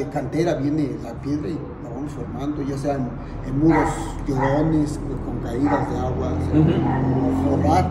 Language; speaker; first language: Spanish; native; Spanish